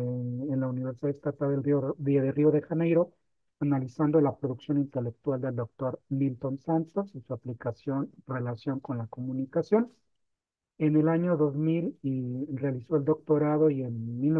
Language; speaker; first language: Spanish; native; Spanish